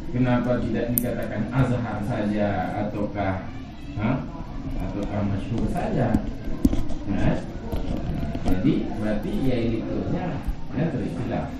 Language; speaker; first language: Indonesian; native; Indonesian